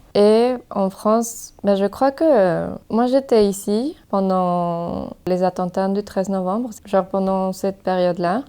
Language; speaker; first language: French; non-native, fluent; Spanish